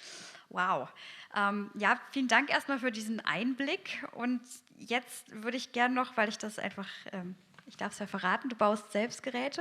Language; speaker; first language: German; native; German